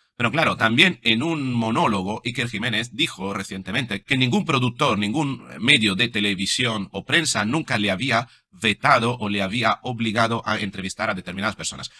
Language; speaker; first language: Spanish; non-native, fluent; Italian